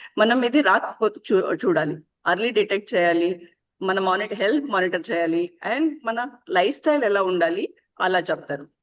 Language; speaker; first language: Telugu; non-native, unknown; Marathi